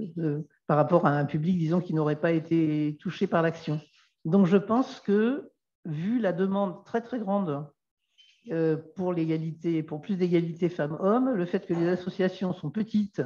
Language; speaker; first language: French; native; French